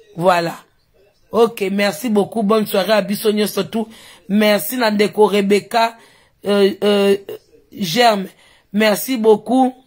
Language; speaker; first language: French; non-native, local second language; Lingala